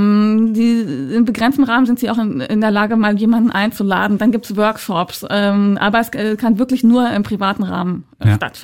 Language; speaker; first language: German; native; German